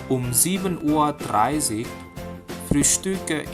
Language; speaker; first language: German; non-native, fluent; Indonesian